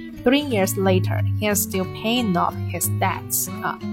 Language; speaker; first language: English; non-native, fluent; Chinese